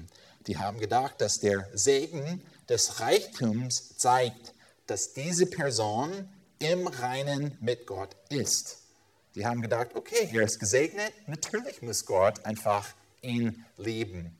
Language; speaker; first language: German; non-native, fluent; English